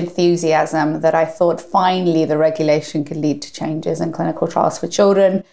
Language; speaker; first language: English; native; English